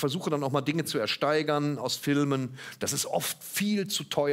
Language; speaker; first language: German; native; German